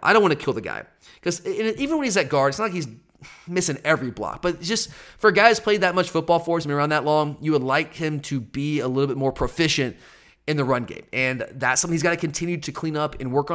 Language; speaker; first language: English; native; English